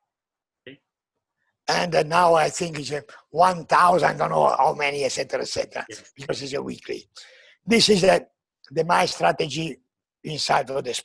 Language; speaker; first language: English; non-native, learner; Italian